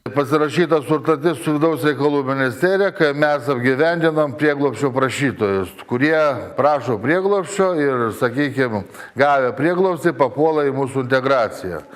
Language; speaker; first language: Lithuanian; native; Lithuanian